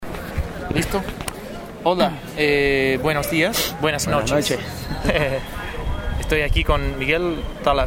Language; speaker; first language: Spanish; non-native, fluent; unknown